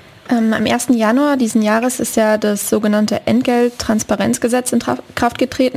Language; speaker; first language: German; native; German